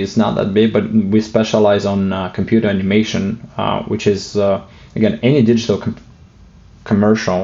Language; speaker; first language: English; non-native, fluent; Russian